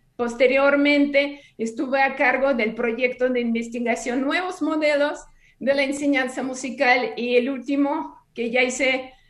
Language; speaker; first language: Spanish; non-native, fluent; Russian